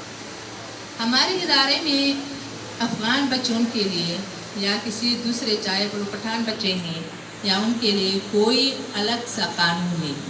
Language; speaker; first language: Urdu; non-native, local second language; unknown